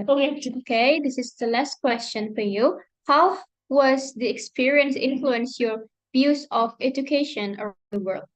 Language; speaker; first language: English; non-native, learner; Indonesian